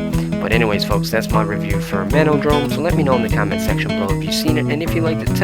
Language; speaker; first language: English; native; English